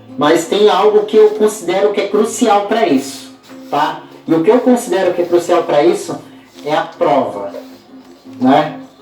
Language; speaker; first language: Portuguese; native; Portuguese